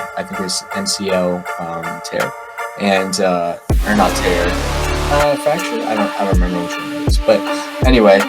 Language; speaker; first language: English; native; English